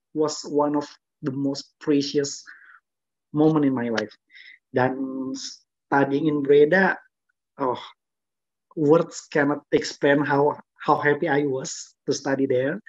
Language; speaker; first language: English; non-native, fluent; Indonesian